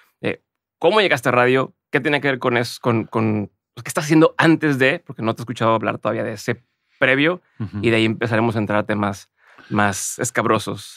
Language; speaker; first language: Spanish; native; Spanish